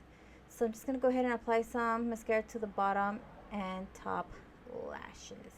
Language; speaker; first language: English; native; English